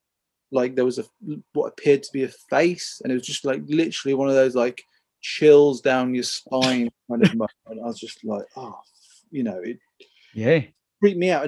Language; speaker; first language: English; native; English